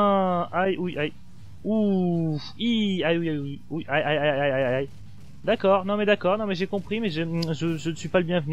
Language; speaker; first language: French; native; French